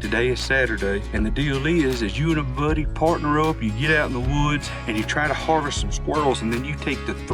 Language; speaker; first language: English; native; English